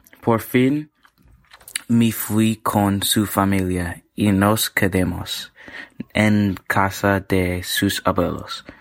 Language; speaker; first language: Spanish; non-native, learner; English